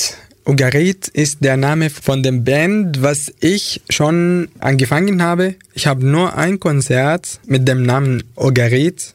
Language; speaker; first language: German; non-native, fluent; Arabic